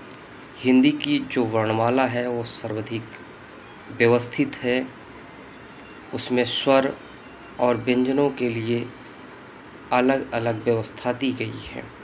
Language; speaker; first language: Hindi; native; Hindi